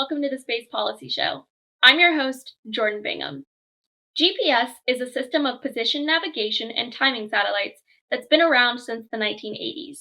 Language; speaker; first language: English; native; English